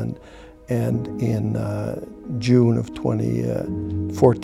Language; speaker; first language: English; early bilingual, other home language; German